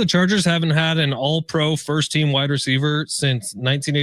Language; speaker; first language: English; native; English